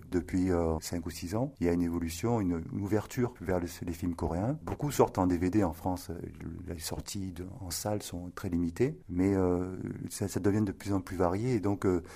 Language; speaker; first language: French; native; French